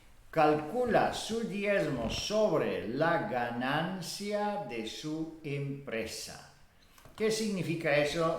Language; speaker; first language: Spanish; non-native, fluent; Bulgarian